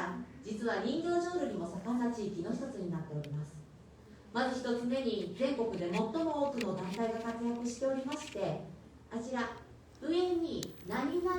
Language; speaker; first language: Japanese; native; Japanese